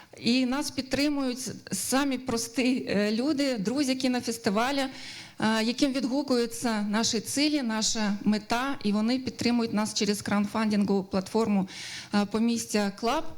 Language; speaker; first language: Ukrainian; native; Ukrainian